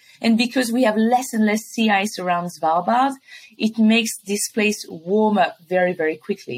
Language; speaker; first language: English; non-native, fluent; French